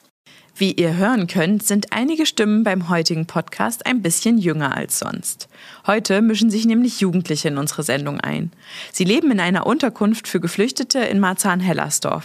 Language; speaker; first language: German; native; German